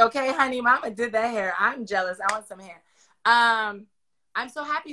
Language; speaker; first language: English; native; English